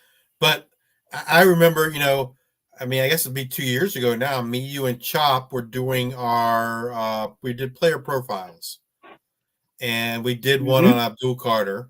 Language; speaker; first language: English; native; English